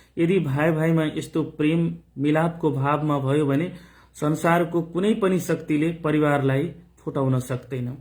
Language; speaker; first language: Nepali; non-native, local second language; Maithili